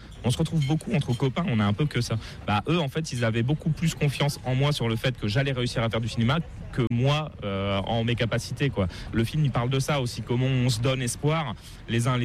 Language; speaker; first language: French; native; French